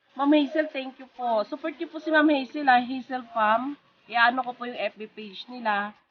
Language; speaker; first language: Filipino; non-native, local second language; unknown